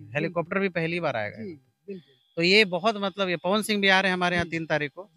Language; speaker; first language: Hindi; native; Hindi